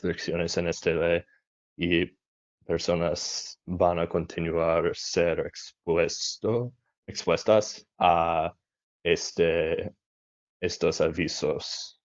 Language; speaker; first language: Spanish; non-native, learner; English